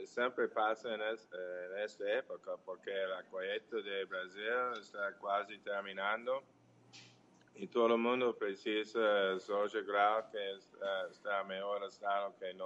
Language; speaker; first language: Portuguese; non-native, learner; English